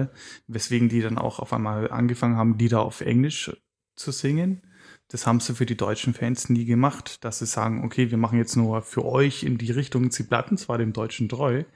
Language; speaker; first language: German; native; German